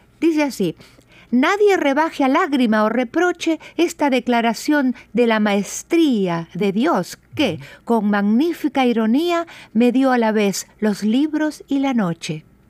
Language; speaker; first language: Spanish; native; Spanish